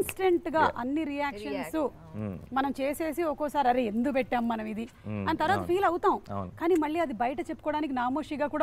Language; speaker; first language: Telugu; native; Telugu